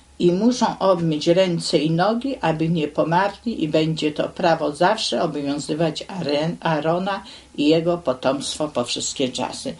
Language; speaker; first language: Polish; native; Polish